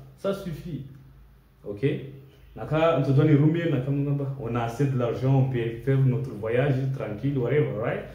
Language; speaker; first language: French; non-native, local second language; Swahili